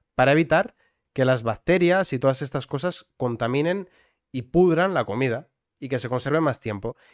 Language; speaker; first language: Spanish; native; Spanish